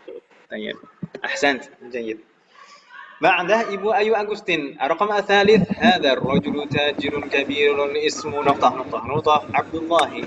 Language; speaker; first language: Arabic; non-native, fluent; Indonesian